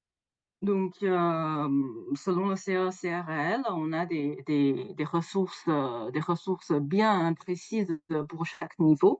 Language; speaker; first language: French; non-native, fluent; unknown